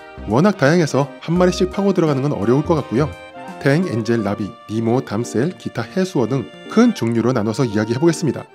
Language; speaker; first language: Korean; native; Korean